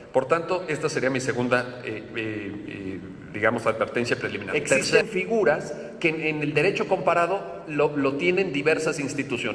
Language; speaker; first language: Spanish; native; Spanish